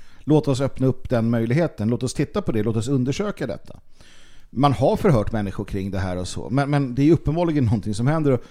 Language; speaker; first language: Swedish; native; Swedish